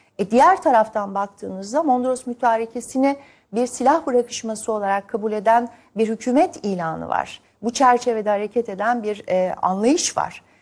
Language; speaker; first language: Turkish; native; Turkish